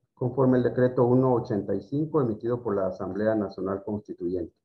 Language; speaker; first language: Spanish; native; Spanish